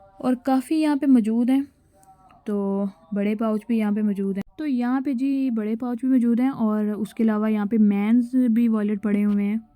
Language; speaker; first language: Urdu; non-native, local second language; Punjabi